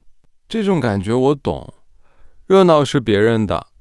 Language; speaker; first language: Chinese; non-native, fluent; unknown